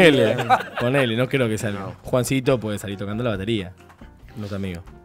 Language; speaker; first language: Spanish; native; Spanish